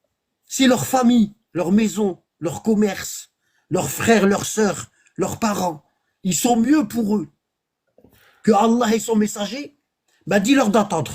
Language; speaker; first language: French; native; French